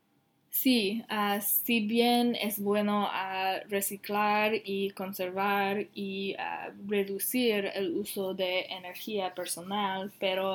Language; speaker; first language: Spanish; non-native, learner; English